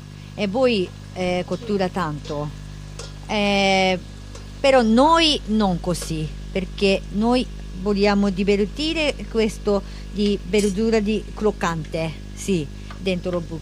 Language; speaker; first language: Italian; non-native, learner; Japanese